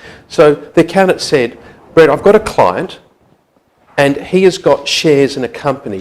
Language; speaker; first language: English; native; English